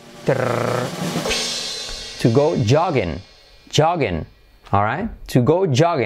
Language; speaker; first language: English; non-native, fluent; Spanish